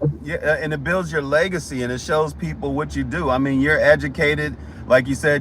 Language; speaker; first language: English; native; English